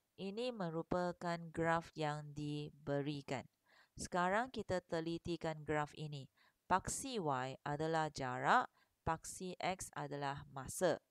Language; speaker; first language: Malay; non-native, local second language; Chinese